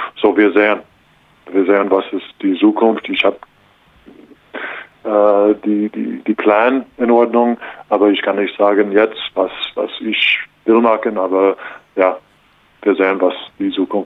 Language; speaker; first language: German; non-native, learner; English